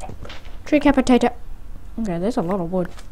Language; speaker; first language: English; native; English